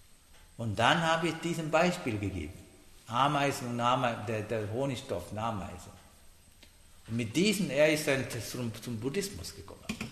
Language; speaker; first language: German; non-native, learner; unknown